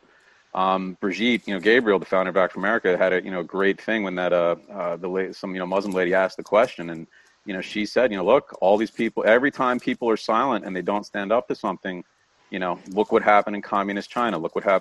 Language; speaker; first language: English; native; English